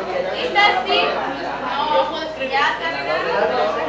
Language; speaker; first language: Spanish; early bilingual, other home language; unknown